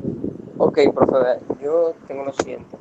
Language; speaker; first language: Spanish; native; Spanish